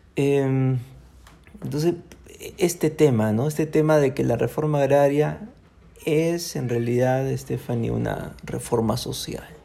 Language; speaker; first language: Spanish; native; Spanish